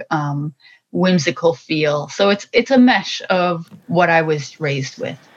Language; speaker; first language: English; native; English